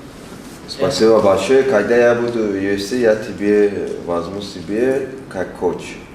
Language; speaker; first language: Russian; non-native, learner; Persian